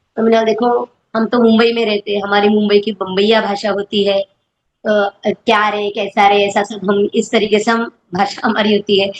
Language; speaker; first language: Hindi; non-native, local second language; Marathi